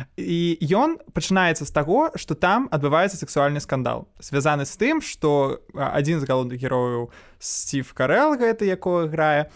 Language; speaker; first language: Belarusian; non-native, local second language; Russian